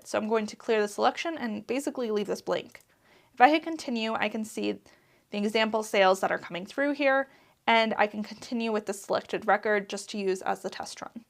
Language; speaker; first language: English; native; English